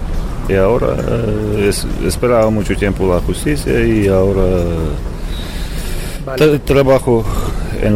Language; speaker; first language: Spanish; non-native, learner; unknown